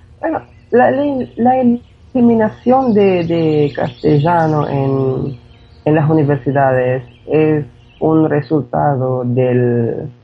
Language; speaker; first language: Spanish; non-native, fluent; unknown